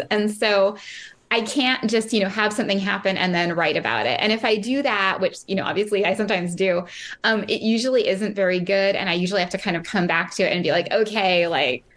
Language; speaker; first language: English; native; English